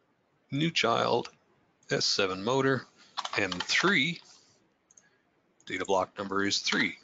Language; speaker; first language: English; native; English